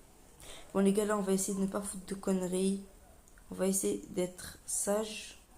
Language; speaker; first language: French; native; French